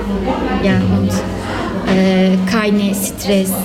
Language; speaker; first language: German; non-native, learner; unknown